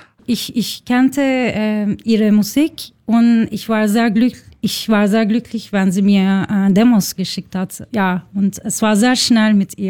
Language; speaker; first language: German; non-native, learner; Turkish